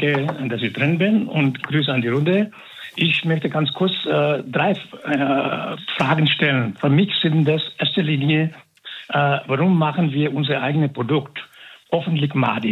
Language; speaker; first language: German; non-native, fluent; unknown